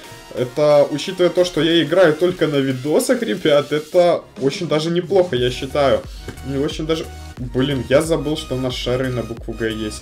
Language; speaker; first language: Russian; native; Russian